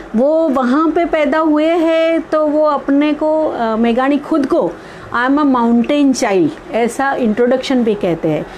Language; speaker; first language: Hindi; non-native, local second language; Gujarati